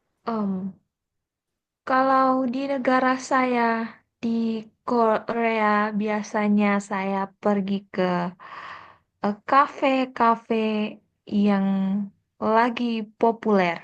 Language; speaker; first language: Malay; non-native, fluent; Korean